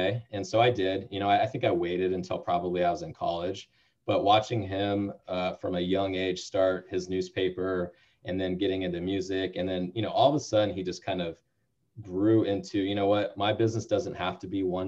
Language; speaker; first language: English; native; English